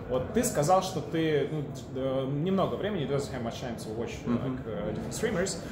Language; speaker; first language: Russian; native; Russian